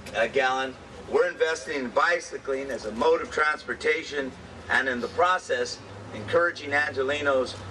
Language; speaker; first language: English; native; English